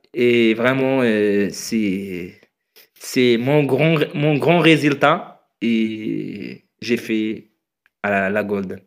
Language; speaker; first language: French; non-native, fluent; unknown